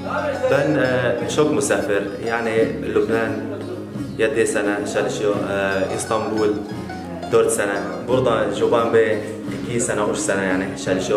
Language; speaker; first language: Turkish; non-native, learner; Arabic